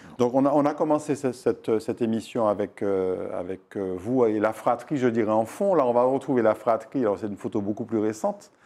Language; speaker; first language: French; native; French